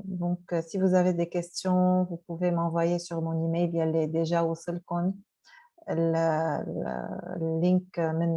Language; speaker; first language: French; non-native, local second language; Arabic